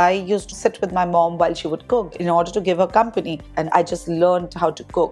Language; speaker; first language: English; non-native, local second language; Hindi